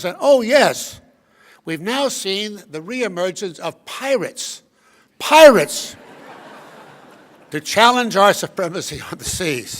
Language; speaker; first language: English; native; English